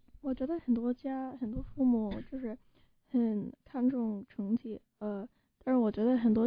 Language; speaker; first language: Chinese; early bilingual, heritage; Chinese